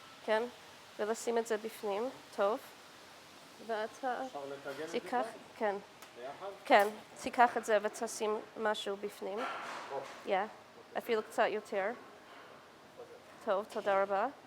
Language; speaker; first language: Hebrew; non-native, fluent; English